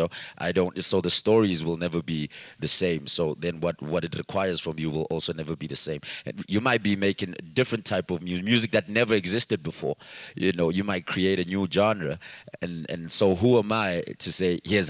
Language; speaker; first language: English; non-native, local second language; Zulu